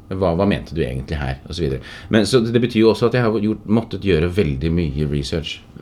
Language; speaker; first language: Norwegian; native; Norwegian